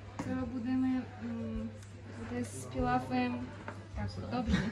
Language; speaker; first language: Czech; non-native, learner; Kara-Kalpak